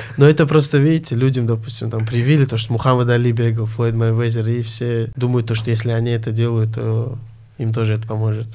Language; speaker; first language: Russian; early bilingual, other home language; Azerbaijani